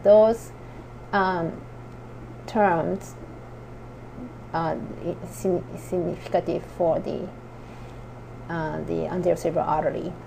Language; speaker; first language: English; non-native, fluent; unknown